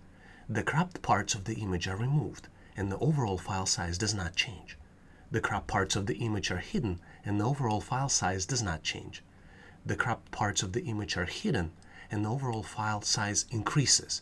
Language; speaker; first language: English; non-native, fluent; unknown